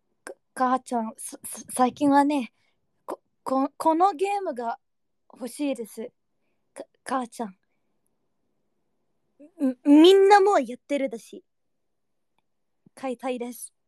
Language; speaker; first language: Japanese; non-native, learner; Indonesian